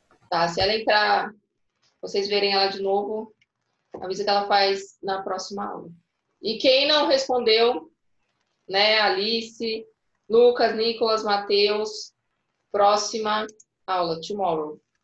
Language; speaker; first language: Portuguese; native; Portuguese